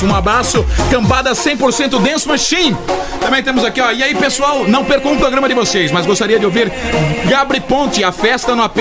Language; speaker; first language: Portuguese; native; Portuguese